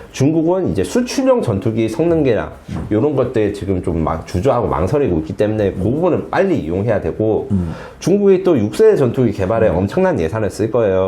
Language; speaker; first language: Korean; native; Korean